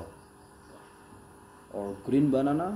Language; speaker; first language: English; non-native, learner; Indonesian